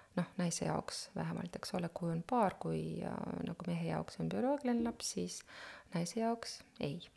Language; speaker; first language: Estonian; non-native, local second language; Russian